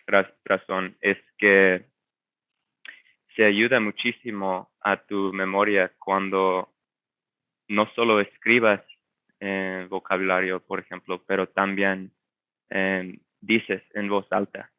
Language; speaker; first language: Spanish; non-native, fluent; English